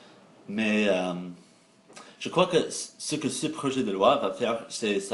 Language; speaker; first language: French; non-native, fluent; English